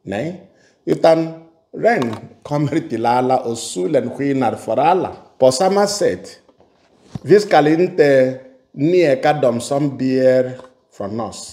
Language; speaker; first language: Swedish; non-native, fluent; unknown